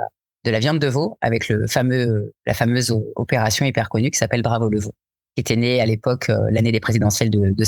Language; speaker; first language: French; native; French